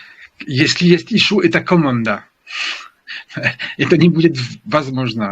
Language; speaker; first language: Russian; non-native, learner; French